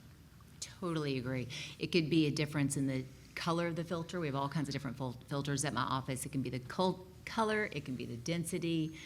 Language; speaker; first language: English; native; English